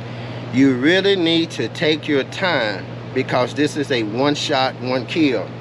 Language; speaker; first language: English; native; English